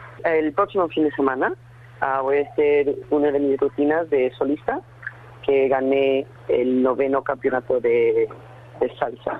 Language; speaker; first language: Spanish; early bilingual, heritage; Spanish